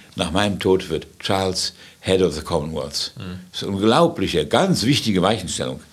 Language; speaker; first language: German; native; German